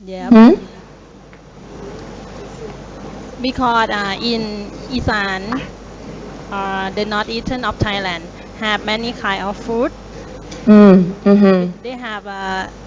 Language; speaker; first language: English; non-native, learner; Thai